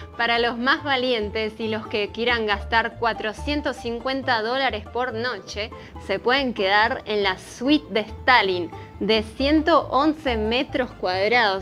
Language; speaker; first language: Spanish; non-native, fluent; Russian